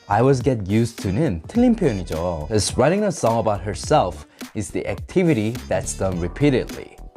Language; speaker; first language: English; non-native, fluent; Korean